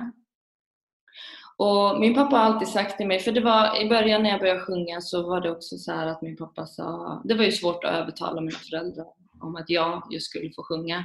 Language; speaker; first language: Swedish; early bilingual, other home language; Persian